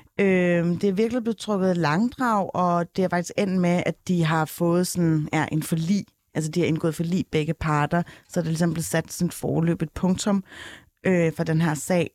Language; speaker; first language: Danish; native; Danish